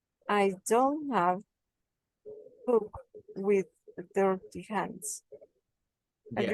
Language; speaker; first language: English; non-native, learner; Spanish